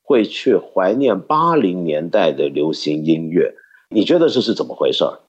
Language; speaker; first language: Chinese; non-native, local second language; Cantonese